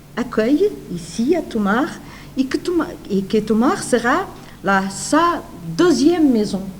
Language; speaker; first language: French; non-native, learner; Portuguese